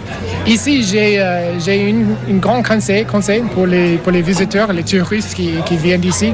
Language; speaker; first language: French; non-native, learner; English